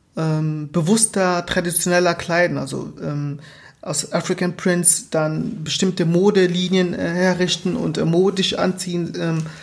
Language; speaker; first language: German; early bilingual, other home language; Portuguese